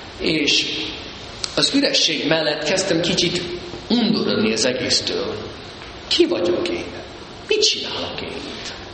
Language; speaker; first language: Hungarian; early bilingual, heritage; Hungarian